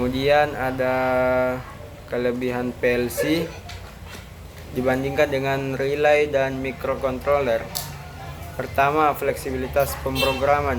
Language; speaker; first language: Indonesian; native; Indonesian